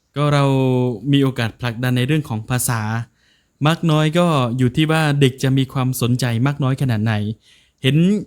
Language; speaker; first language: Thai; non-native, local second language; Northern Khmer